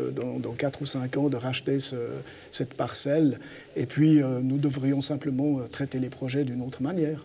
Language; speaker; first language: French; native; French